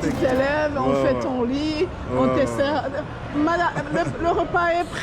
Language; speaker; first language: French; non-native, local second language; Kinyarwanda